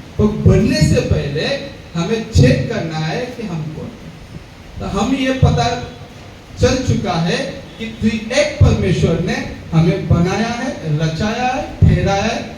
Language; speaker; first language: Hindi; non-native, local second language; Marathi